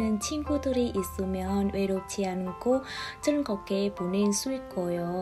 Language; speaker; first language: Korean; non-native, fluent; Vietnamese